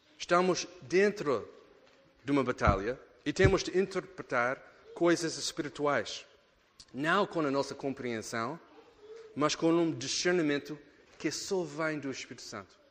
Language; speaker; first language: Portuguese; non-native, fluent; English